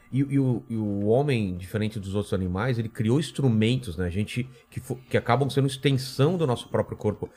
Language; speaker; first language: Portuguese; native; Portuguese